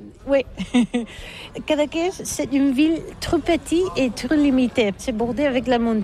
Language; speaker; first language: French; non-native, learner; Catalan